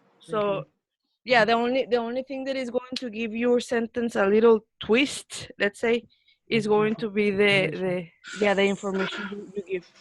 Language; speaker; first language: English; non-native, fluent; Spanish